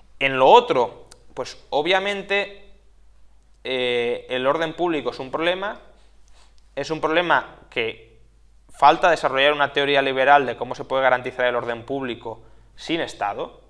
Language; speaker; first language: Spanish; native; Spanish